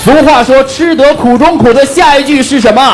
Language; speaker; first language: Chinese; native; Chinese